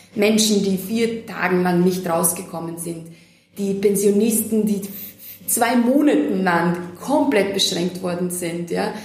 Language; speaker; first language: German; non-native, fluent; Serbian